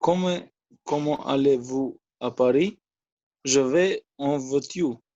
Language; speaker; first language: French; non-native, learner; Albanian